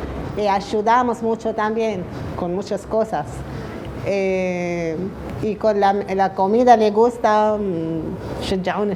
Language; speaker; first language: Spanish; non-native, learner; Arabic